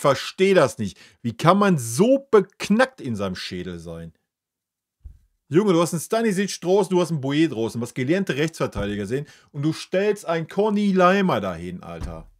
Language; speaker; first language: German; native; German